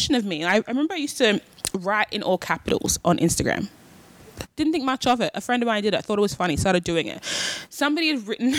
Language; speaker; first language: English; native; English